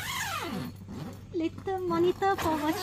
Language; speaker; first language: English; non-native, learner; Thai